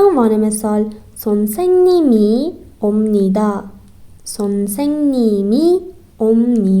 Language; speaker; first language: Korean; non-native, fluent; Persian